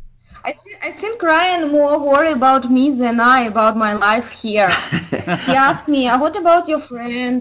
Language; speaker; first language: English; non-native, learner; Ukrainian